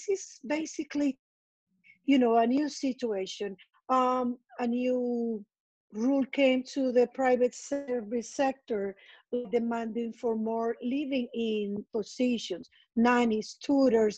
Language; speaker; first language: English; non-native, fluent; Spanish